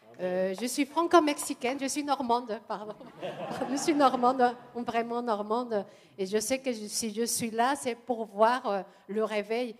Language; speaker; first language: French; non-native, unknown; Spanish